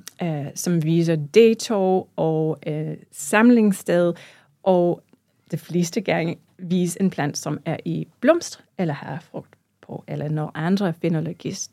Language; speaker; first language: Danish; non-native, fluent; English